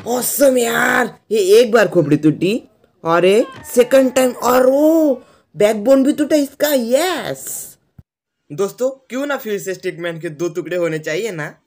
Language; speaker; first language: Hindi; non-native, local second language; Marathi